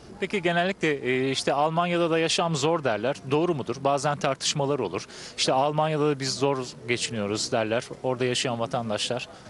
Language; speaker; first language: Turkish; native; Turkish